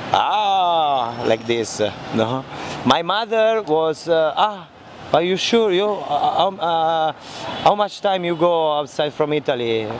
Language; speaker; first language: English; non-native, learner; Italian